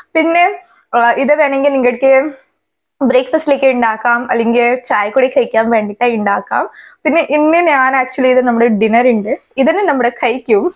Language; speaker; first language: Malayalam; non-native, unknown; Hindi